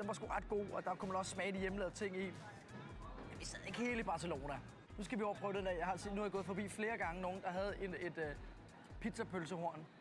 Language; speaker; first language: Danish; native; Danish